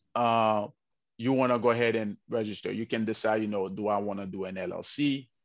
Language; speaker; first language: English; early bilingual, heritage; English